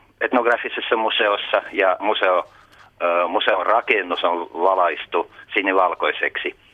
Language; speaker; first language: Finnish; early bilingual, heritage; Russian